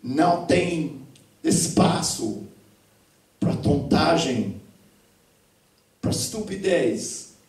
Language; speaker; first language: Portuguese; non-native, fluent; English